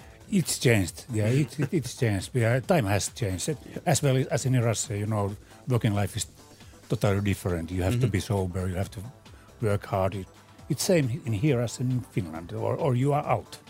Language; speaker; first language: English; non-native, fluent; Finnish